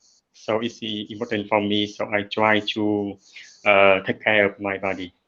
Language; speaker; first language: English; non-native, learner; Vietnamese